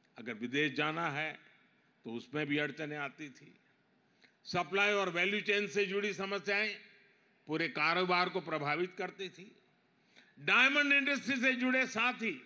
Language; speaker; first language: Hindi; non-native, local second language; Gujarati